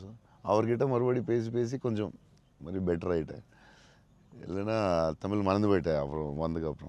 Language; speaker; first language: Tamil; non-native, local second language; Telugu